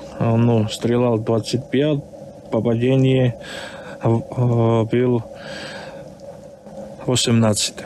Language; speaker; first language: Russian; non-native, learner; Georgian